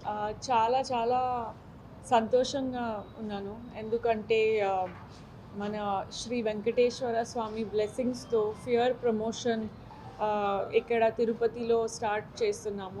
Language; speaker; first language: Telugu; non-native, learner; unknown